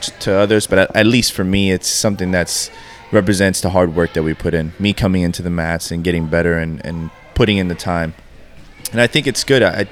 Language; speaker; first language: English; native; English